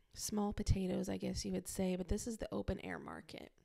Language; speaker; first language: English; native; English